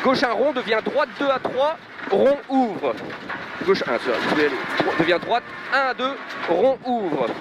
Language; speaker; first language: French; native; French